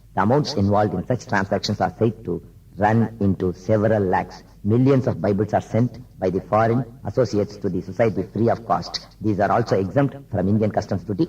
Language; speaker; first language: English; non-native, local second language; Tamil